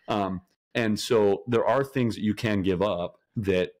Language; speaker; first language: English; native; English